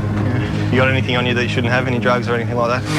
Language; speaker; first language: English; native; English